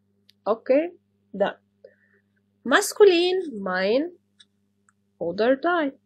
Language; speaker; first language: German; non-native, fluent; Arabic